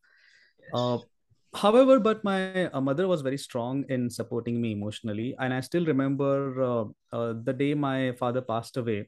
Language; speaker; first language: English; non-native, local second language; Marathi